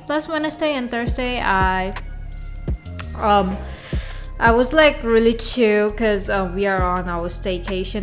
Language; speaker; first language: English; non-native, local second language; Chinese